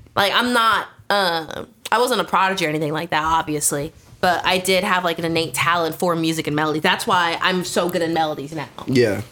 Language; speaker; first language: English; native; English